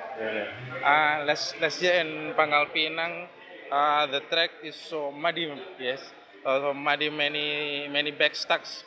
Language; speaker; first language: English; non-native, learner; Indonesian